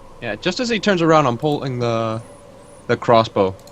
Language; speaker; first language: English; native; English